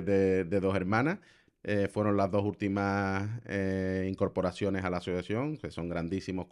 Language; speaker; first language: Spanish; native; Spanish